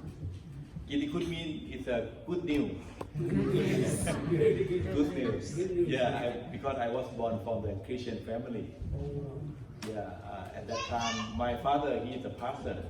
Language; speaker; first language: English; non-native, learner; Thai